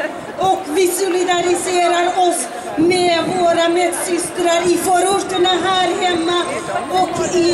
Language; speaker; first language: Swedish; non-native, fluent; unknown